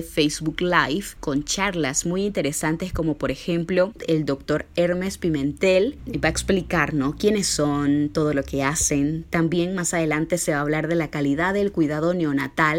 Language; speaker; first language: Spanish; native; Spanish